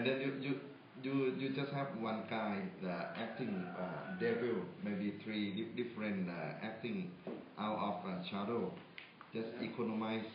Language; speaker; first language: English; non-native, fluent; Thai